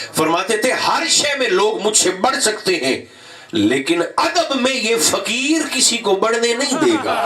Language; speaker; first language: Urdu; non-native, local second language; Punjabi